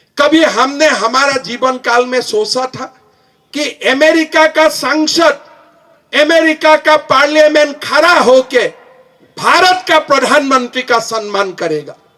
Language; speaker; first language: Hindi; non-native, local second language; Assamese